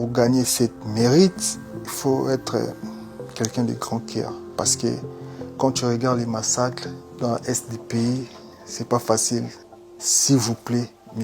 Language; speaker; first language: French; non-native, local second language; Lingala